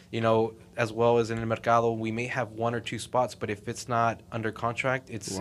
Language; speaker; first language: English; native; English